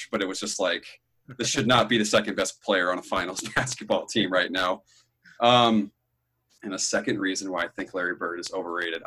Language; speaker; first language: English; native; English